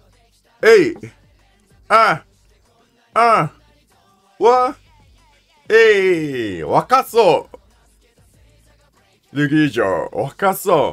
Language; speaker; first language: Japanese; non-native, learner; English